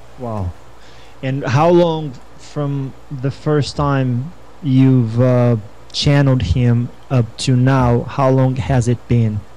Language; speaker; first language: English; non-native, fluent; Portuguese